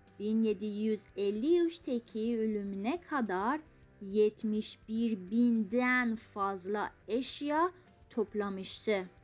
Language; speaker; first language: Turkish; non-native, fluent; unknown